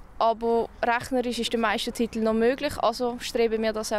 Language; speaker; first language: German; native; German